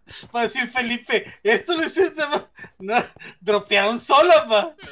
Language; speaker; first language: Spanish; native; Spanish